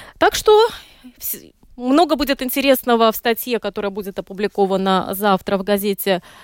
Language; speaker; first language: Russian; native; Russian